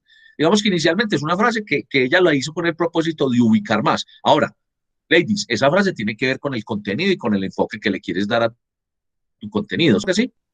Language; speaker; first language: Spanish; native; Spanish